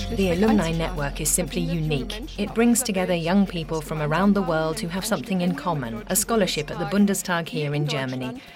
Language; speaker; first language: English; non-native, fluent; Turkish